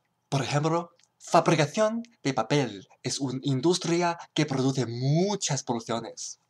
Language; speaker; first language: Spanish; non-native, learner; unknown